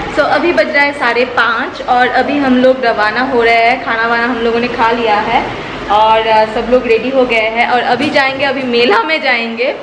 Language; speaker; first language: Hindi; non-native, local second language; Bangla